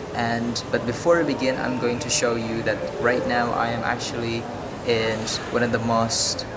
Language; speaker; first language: English; non-native, fluent; Indonesian